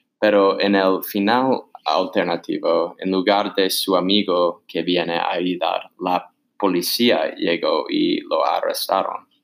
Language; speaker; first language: Spanish; non-native, learner; English